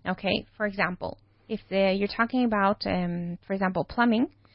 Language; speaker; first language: English; native; English